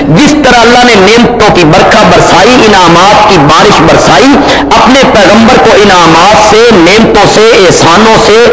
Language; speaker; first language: Urdu; non-native, local second language; Punjabi